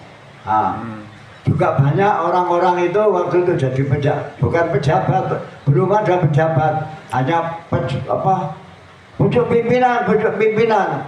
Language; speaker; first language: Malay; non-native, local second language; Javanese